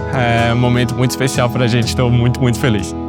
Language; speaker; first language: Portuguese; native; Portuguese